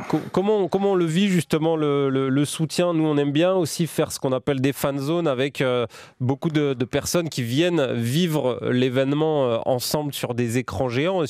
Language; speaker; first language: French; native; French